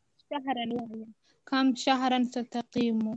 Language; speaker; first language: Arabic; non-native, learner; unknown